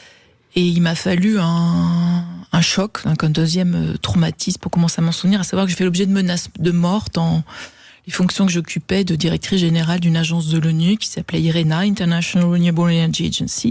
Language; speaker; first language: French; native; French